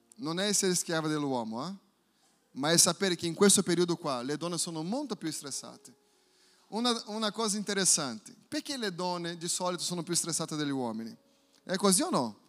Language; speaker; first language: Italian; non-native, fluent; Portuguese